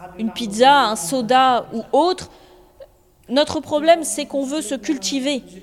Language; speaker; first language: French; non-native, local second language; Arabic